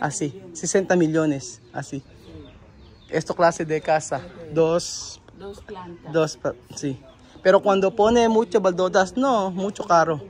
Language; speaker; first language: Spanish; non-native, learner; Filipino